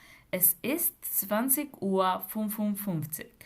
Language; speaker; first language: German; non-native, fluent; Spanish